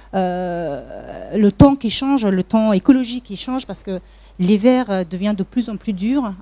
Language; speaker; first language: French; non-native, fluent; Mongolian